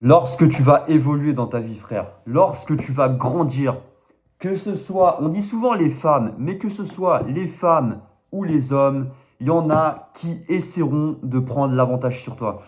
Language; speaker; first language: French; native; French